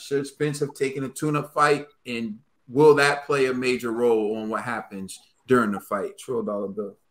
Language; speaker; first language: English; native; English